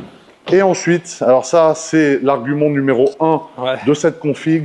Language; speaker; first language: French; native; French